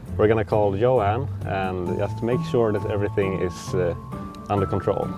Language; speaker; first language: English; non-native, fluent; Swedish